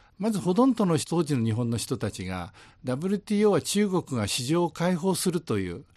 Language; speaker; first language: Japanese; native; Japanese